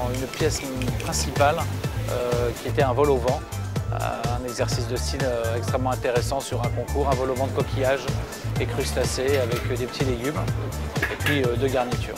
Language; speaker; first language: French; native; French